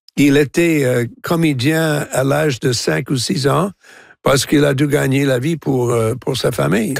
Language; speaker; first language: French; non-native, local second language; English